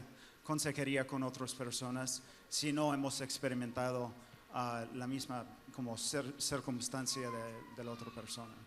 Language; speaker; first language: Spanish; non-native, fluent; English